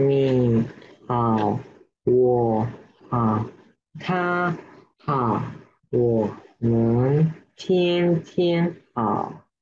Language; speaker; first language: Chinese; non-native, learner; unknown